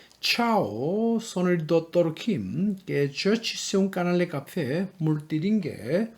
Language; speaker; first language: Italian; non-native, learner; Korean